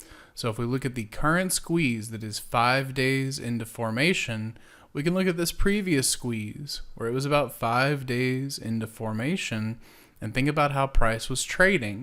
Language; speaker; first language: English; native; English